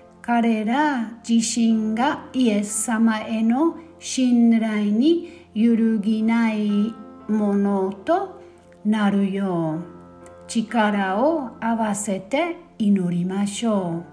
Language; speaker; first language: Japanese; non-native, fluent; German